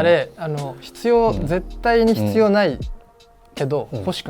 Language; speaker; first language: Japanese; native; Japanese